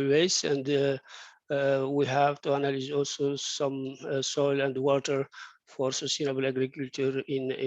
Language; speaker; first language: English; non-native, fluent; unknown